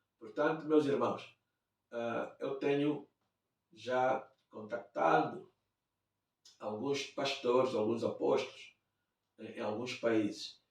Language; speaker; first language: Portuguese; native; Portuguese